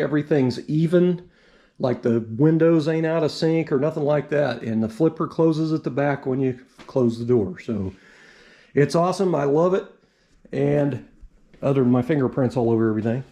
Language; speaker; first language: English; native; English